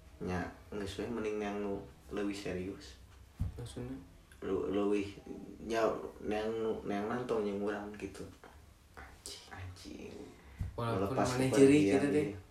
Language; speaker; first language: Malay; non-native, local second language; Sundanese